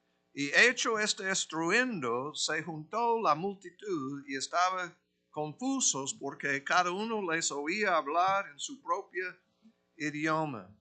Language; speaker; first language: Spanish; non-native, fluent; English